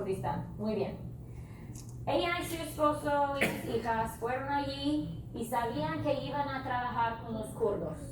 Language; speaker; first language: Spanish; non-native, fluent; English